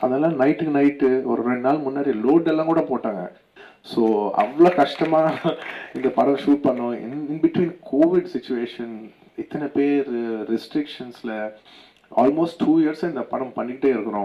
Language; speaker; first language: Tamil; non-native, local second language; Telugu